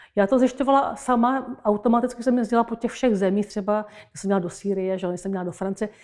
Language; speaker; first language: Czech; native; Czech